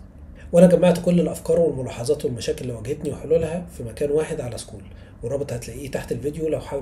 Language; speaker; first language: Arabic; native; Arabic